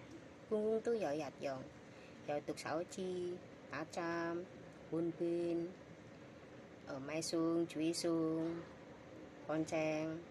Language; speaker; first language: Cantonese; non-native, learner; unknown